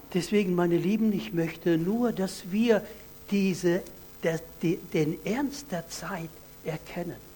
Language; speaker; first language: German; non-native, fluent; Russian